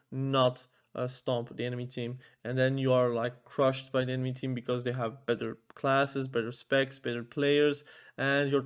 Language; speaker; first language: English; non-native, fluent; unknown